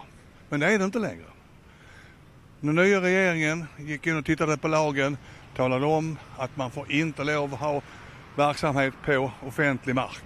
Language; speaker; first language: Swedish; native; Swedish